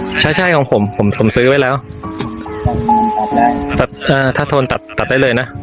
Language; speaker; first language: Thai; native; Thai